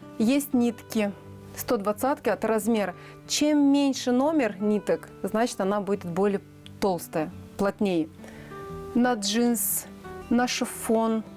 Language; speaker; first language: Russian; non-native, local second language; Romanian